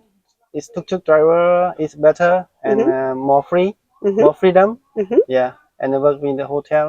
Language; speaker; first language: English; non-native, learner; Khmer